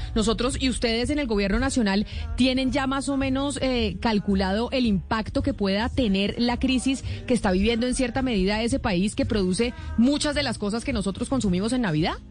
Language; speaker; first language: Spanish; native; Spanish